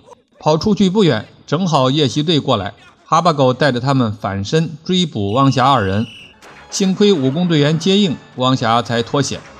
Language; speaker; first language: Chinese; native; Chinese